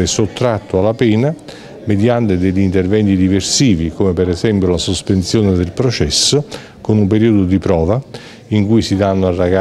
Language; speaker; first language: Italian; native; Italian